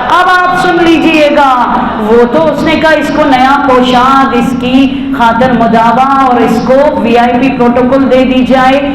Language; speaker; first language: Urdu; native; Urdu